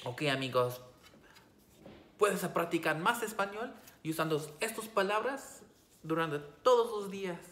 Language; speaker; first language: Spanish; non-native, fluent; English